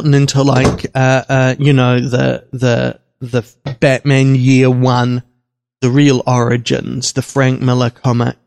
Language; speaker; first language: English; native; English